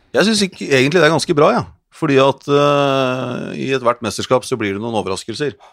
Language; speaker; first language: Norwegian; native; Norwegian